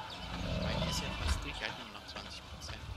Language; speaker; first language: German; native; German